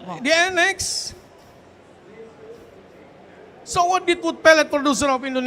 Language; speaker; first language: English; non-native, fluent; Indonesian